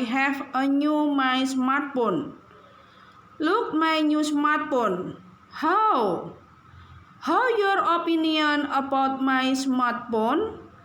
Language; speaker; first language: English; non-native, learner; Indonesian